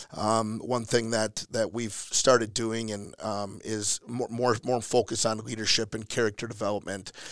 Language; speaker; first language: English; native; English